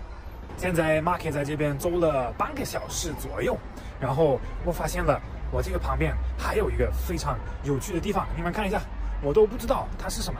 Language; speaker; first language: Chinese; non-native, fluent; German